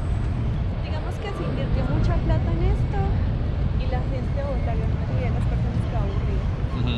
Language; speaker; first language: Spanish; native; Spanish